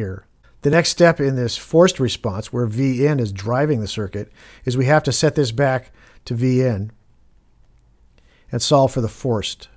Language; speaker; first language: English; native; English